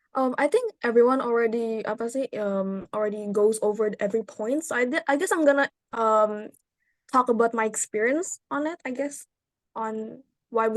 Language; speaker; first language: English; non-native, fluent; Indonesian